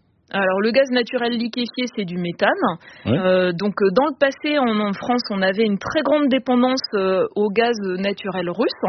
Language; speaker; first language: French; native; French